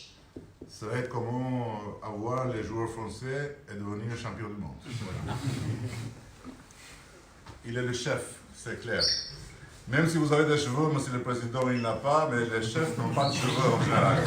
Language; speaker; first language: French; non-native, fluent; Albanian